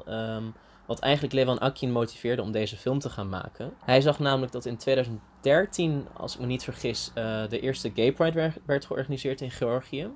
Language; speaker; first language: Dutch; early bilingual, heritage; Dutch